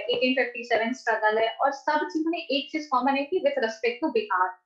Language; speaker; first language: Hindi; native; Hindi